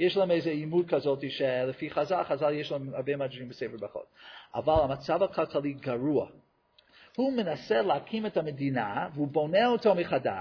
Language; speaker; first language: Hebrew; non-native, fluent; English